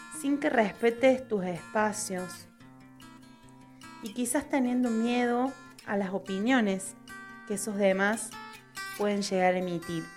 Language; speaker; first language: Spanish; native; Spanish